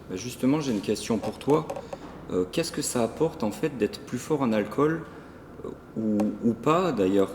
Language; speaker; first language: French; native; French